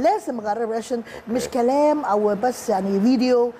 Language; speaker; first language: Arabic; non-native, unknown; Cantonese